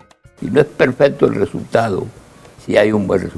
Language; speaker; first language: Spanish; native; Spanish